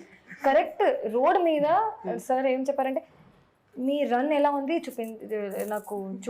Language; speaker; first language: Telugu; non-native, local second language; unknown